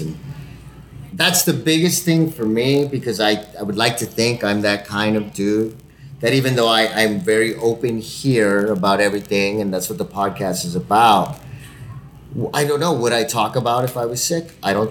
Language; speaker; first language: English; non-native, fluent; Spanish